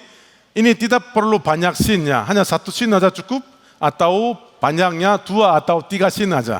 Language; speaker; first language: Indonesian; non-native, learner; Korean